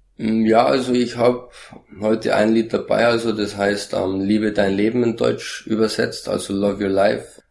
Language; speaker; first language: German; early bilingual, heritage; German